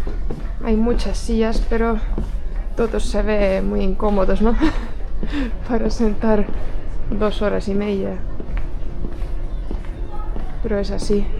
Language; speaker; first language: Spanish; non-native, fluent; Estonian